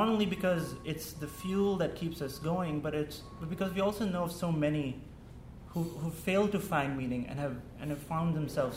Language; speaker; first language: English; non-native, local second language; Urdu